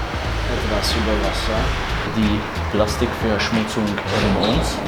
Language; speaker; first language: German; non-native, learner; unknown